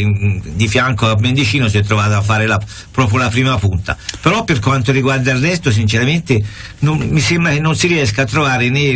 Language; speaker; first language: Italian; native; Italian